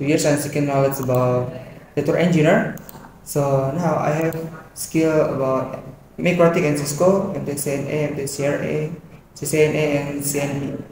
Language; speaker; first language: English; non-native, learner; Indonesian